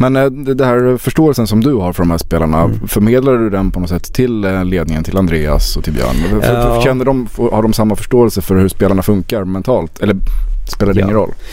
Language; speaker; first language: Swedish; native; Swedish